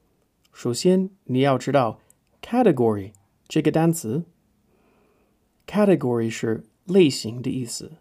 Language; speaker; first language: Chinese; non-native, fluent; English